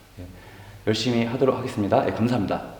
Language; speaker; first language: Korean; native; Korean